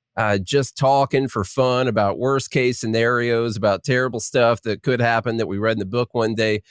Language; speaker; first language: English; native; English